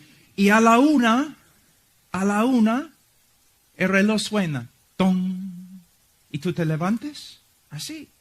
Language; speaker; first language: Spanish; non-native, fluent; English